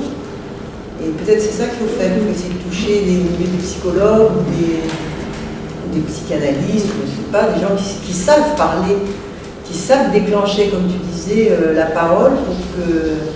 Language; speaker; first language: French; native; French